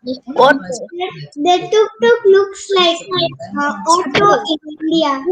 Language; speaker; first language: English; non-native, local second language; Tamil